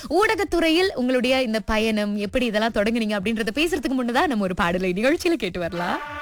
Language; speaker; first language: Tamil; native; Tamil